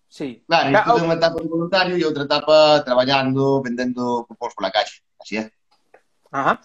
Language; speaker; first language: Galician; native; Galician